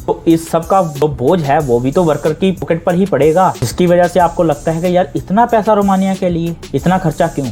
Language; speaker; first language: Hindi; non-native, local second language; Punjabi